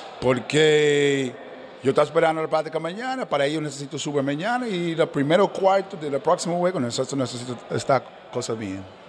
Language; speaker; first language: Spanish; non-native, learner; English